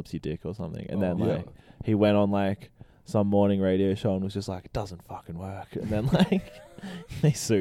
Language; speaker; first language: English; native; English